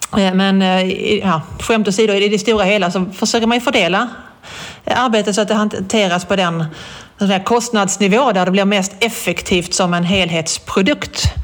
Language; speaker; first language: Swedish; native; Swedish